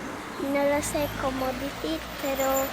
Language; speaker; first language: Spanish; non-native, learner; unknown